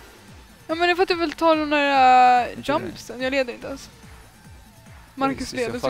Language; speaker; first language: Swedish; native; Swedish